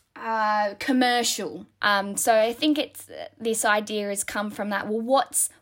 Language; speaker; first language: English; native; English